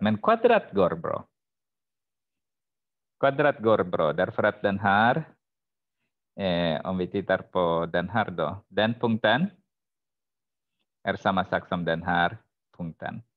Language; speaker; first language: Swedish; non-native, fluent; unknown